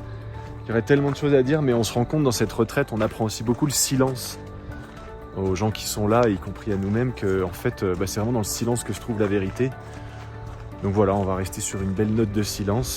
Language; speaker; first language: French; native; French